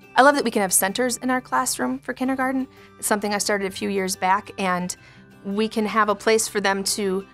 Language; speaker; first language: English; native; English